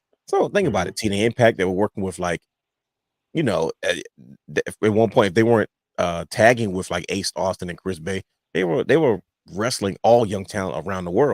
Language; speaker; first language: English; native; English